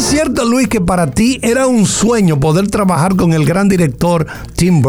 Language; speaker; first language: Spanish; native; Spanish